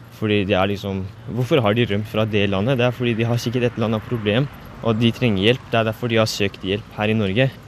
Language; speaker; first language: Norwegian; early bilingual, other home language; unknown